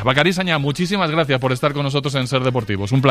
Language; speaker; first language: Spanish; native; Spanish